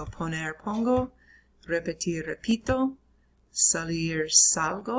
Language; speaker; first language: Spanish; non-native, fluent; English